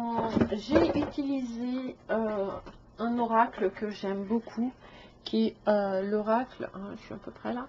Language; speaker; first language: French; native; French